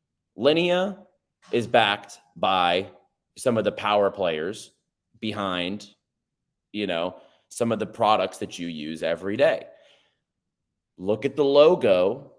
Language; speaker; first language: English; native; English